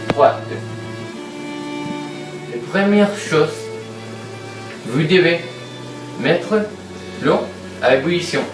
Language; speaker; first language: French; non-native, learner; Spanish